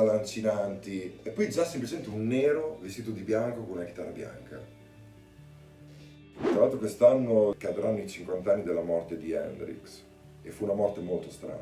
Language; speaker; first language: Italian; native; Italian